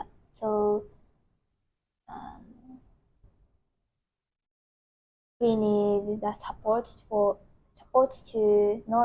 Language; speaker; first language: English; non-native, learner; Japanese